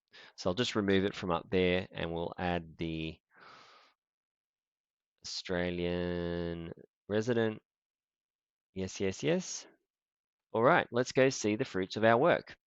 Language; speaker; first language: English; native; English